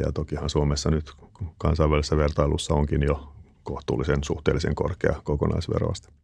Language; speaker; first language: Finnish; native; Finnish